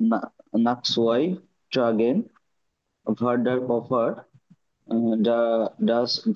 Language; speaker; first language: German; non-native, learner; Bangla